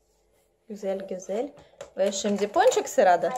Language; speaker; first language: Turkish; non-native, learner; Russian